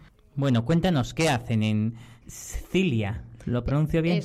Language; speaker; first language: Spanish; native; Spanish